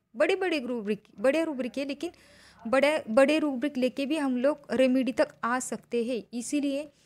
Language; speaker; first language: Hindi; non-native, local second language; Marathi